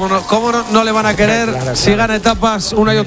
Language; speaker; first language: Spanish; native; Spanish